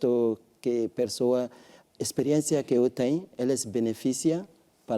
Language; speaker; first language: Portuguese; non-native, learner; French